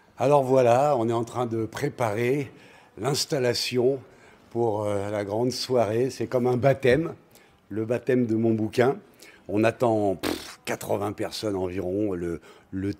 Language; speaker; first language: French; native; French